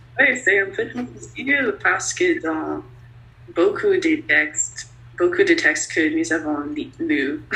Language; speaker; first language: French; non-native, learner; English